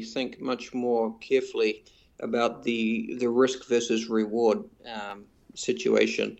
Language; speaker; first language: English; native; English